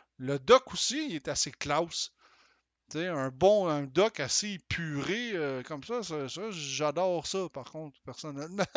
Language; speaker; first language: French; native; French